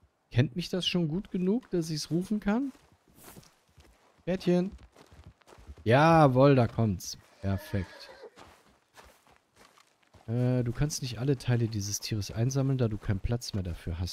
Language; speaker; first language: German; native; German